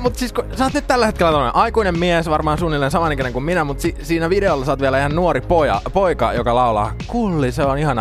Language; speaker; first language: Finnish; native; Finnish